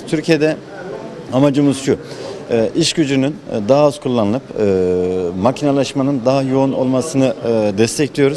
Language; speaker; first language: Turkish; native; Turkish